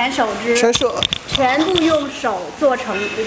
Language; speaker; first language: Chinese; native; Chinese